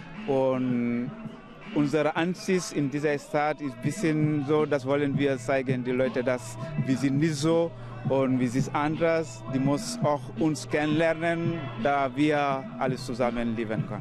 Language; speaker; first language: German; non-native, learner; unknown